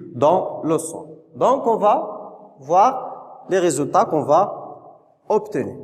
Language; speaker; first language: French; non-native, local second language; Arabic